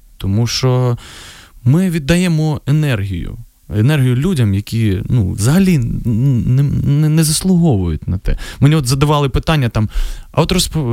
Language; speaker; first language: Ukrainian; non-native, local second language; Russian